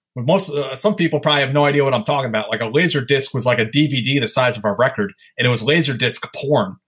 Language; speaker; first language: English; native; English